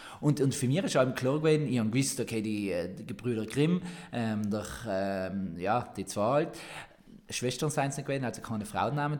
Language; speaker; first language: German; native; German